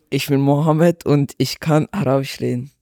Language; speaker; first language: German; non-native, learner; Arabic